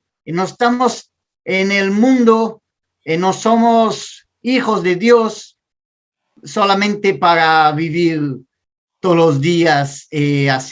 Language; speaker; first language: Spanish; non-native, learner; Portuguese